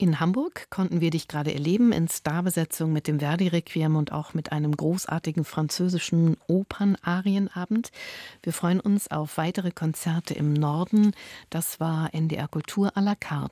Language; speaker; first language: German; native; German